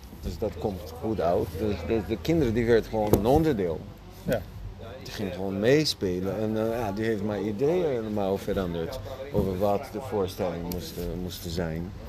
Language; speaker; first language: Dutch; non-native, fluent; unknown